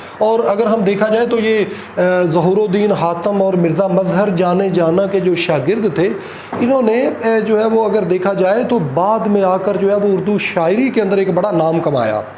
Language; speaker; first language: Urdu; native; Urdu